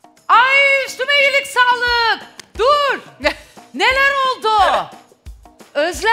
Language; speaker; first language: Turkish; native; Turkish